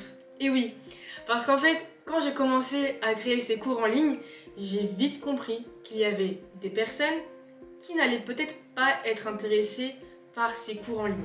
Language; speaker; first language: French; native; French